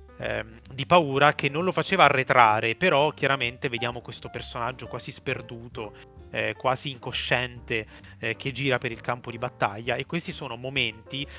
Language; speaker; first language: Italian; native; Italian